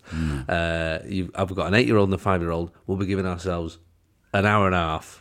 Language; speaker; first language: English; native; English